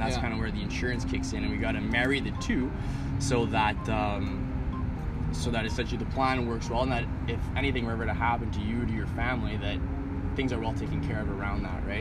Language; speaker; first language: English; native; English